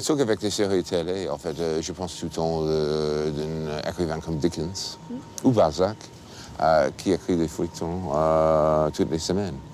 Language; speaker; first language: French; non-native, fluent; English